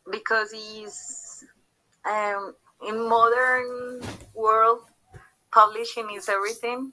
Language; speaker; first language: English; non-native, learner; Spanish